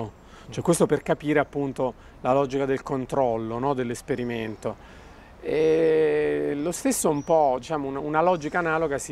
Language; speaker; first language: Italian; native; Italian